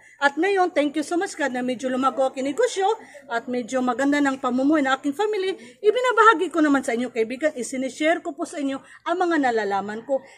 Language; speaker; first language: Filipino; non-native, local second language; Cebuano